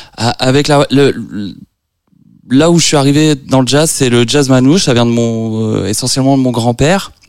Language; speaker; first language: French; native; French